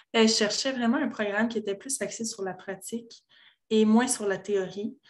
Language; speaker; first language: French; native; French